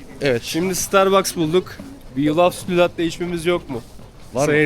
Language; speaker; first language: Turkish; native; Turkish